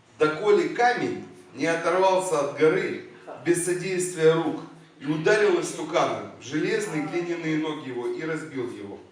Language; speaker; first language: Russian; non-native, local second language; Ukrainian